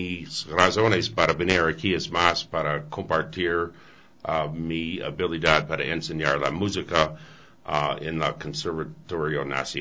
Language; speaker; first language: Spanish; non-native, learner; English